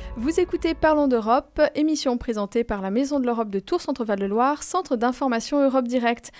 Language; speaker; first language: French; native; French